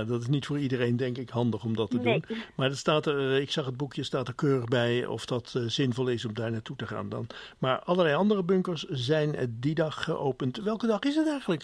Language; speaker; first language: Dutch; native; Dutch